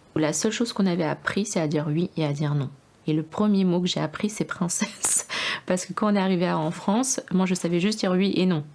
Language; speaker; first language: French; early bilingual, other home language; Russian